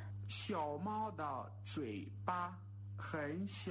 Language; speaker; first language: Chinese; non-native, learner; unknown